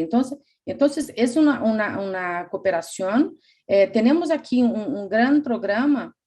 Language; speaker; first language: Spanish; non-native, fluent; Portuguese